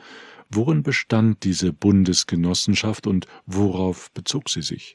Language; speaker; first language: German; native; German